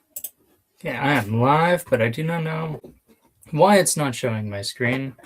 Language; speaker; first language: English; native; English